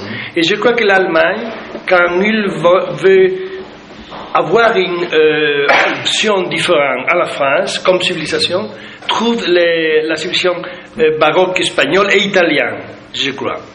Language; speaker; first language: French; non-native, fluent; Spanish